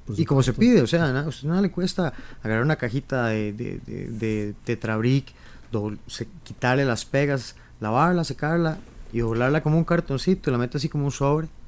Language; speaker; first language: Spanish; native; Spanish